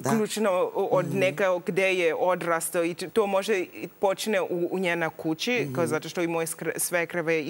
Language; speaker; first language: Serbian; non-native, learner; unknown